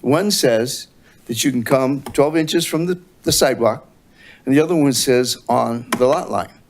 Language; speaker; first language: English; native; English